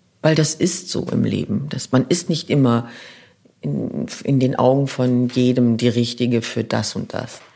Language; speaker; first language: German; non-native, local second language; French